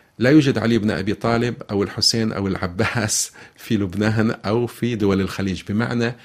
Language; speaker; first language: Arabic; native; Arabic